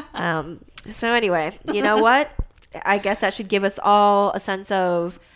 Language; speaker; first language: English; early bilingual, other home language; Chinese